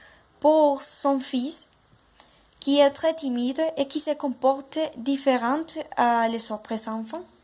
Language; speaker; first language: French; non-native, learner; Spanish